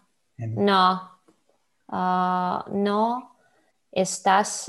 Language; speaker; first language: Spanish; non-native, learner; Russian